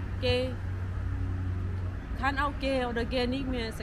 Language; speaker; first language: German; non-native, learner; Thai